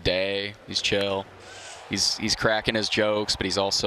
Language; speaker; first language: English; native; English